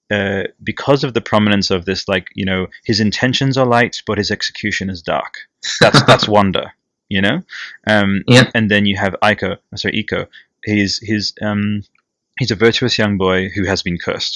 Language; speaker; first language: English; non-native, fluent; Italian